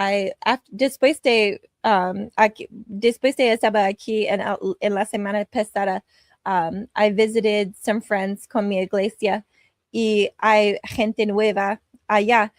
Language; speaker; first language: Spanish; non-native, learner; English